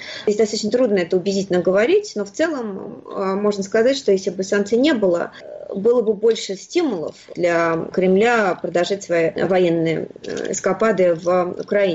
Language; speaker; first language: Russian; native; Russian